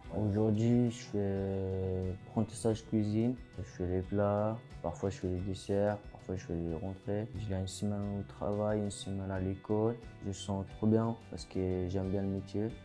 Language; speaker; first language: French; non-native, local second language; Arabic